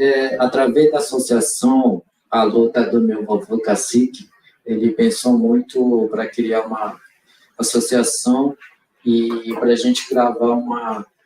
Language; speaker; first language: Portuguese; non-native, local second language; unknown